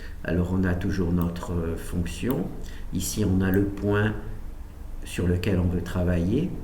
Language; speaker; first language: French; native; French